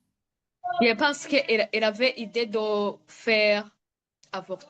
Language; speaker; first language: French; non-native, local second language; Rundi